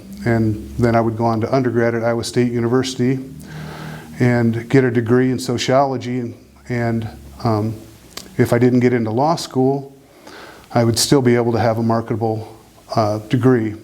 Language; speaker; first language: English; native; English